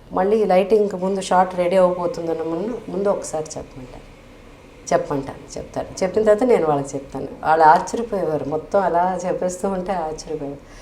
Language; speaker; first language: Telugu; native; Telugu